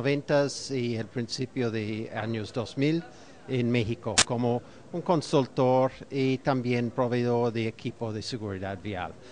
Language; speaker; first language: Spanish; non-native, fluent; English